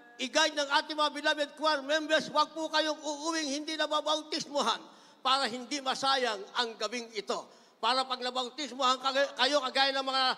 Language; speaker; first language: Filipino; native; Filipino